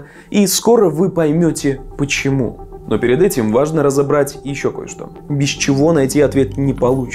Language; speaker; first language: Russian; native; Russian